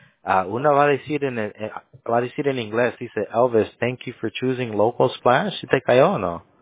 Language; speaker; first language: Spanish; early bilingual, heritage; Spanish